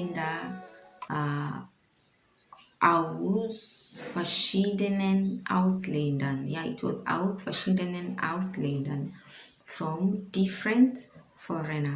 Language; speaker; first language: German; non-native, learner; Swahili